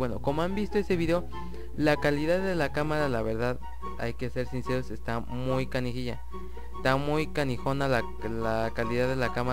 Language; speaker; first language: Spanish; native; Spanish